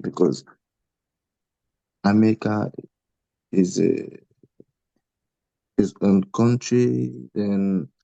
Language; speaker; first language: English; non-native, learner; Haitian Creole